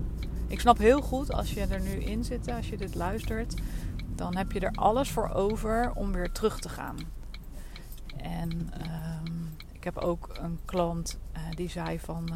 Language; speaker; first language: Dutch; native; Dutch